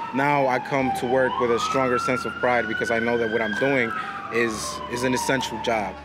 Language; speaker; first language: English; native; English